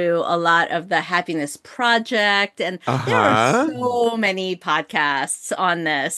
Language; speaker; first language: English; early bilingual, other home language; Korean